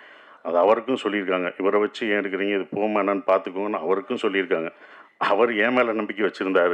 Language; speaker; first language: Tamil; native; Tamil